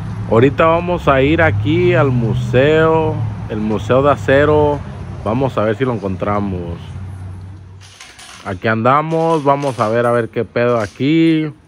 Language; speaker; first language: Spanish; early bilingual, heritage; Spanish